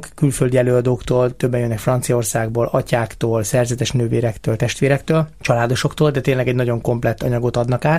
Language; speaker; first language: Hungarian; native; Hungarian